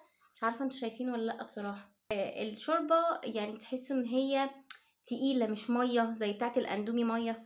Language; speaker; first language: Arabic; native; Arabic